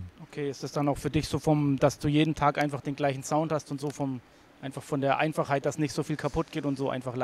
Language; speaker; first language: German; native; German